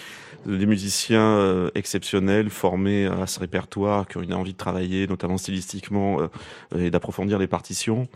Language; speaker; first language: French; native; French